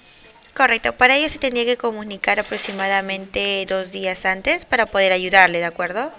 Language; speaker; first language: Spanish; native; Spanish